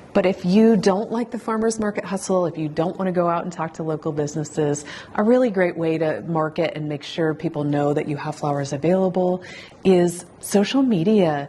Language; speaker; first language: English; native; English